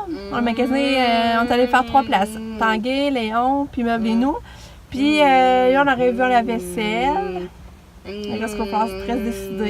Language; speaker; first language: French; native; French